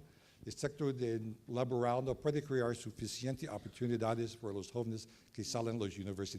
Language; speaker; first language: Spanish; non-native, learner; English